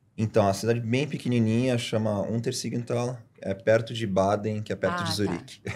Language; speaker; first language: Portuguese; early bilingual, other home language; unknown